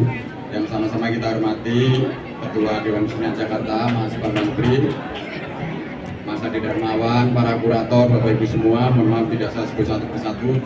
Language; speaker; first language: Indonesian; native; Indonesian